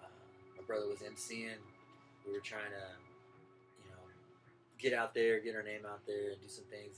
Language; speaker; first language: English; native; English